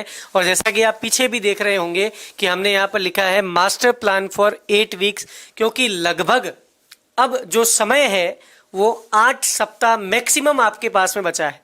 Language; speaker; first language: Hindi; native; Hindi